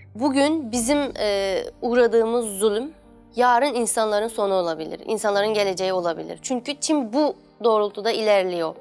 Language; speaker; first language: Turkish; non-native, fluent; Chinese